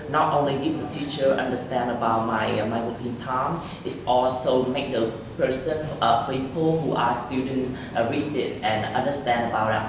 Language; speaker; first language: English; non-native, learner; Vietnamese